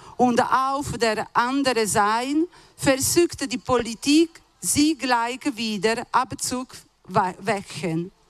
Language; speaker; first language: German; non-native, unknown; Italian